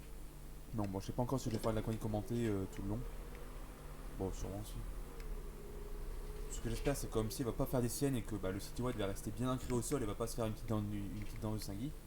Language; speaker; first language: French; native; French